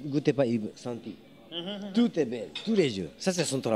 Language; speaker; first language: French; non-native, learner; Japanese